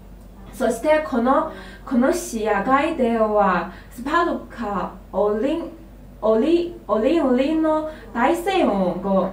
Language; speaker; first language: Japanese; non-native, learner; Chinese